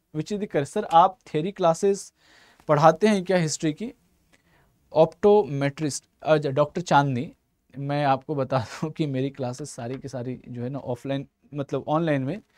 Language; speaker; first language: Hindi; native; Hindi